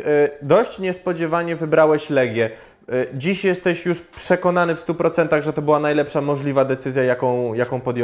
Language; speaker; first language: Polish; native; Polish